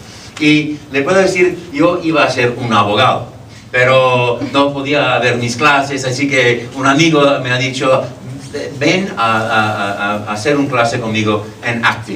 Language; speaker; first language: Spanish; non-native, fluent; English